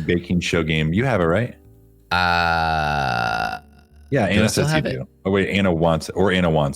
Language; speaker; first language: English; native; English